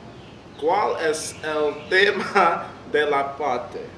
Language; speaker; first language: Spanish; non-native, learner; English